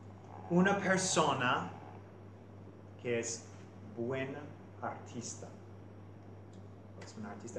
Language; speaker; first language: Spanish; non-native, fluent; English